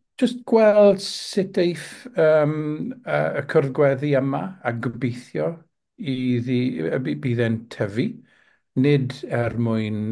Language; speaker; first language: Welsh; non-native, local second language; English